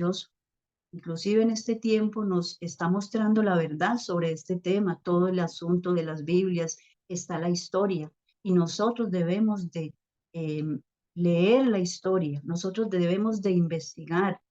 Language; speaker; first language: Spanish; native; Spanish